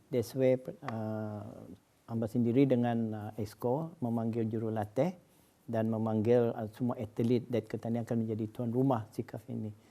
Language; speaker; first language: Malay; native; Malay